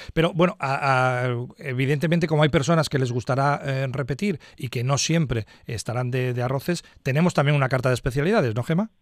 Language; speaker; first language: Spanish; native; Spanish